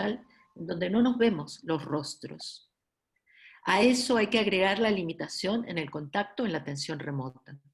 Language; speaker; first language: Spanish; native; Spanish